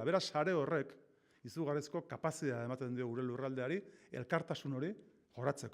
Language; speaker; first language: Basque; non-native, local second language; Spanish